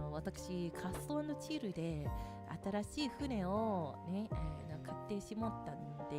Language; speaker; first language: Japanese; native; Japanese